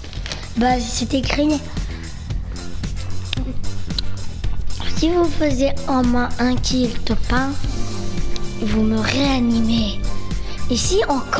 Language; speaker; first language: French; native; French